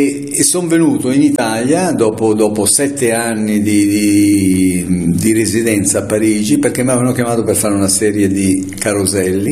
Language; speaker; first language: Italian; native; Italian